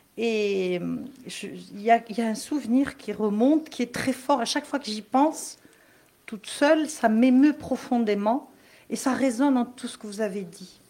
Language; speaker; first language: French; non-native, local second language; Kabyle